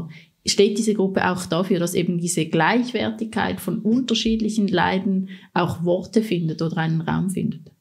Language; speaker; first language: German; native; German